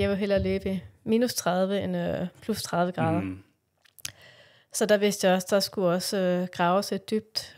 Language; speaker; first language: Danish; native; Danish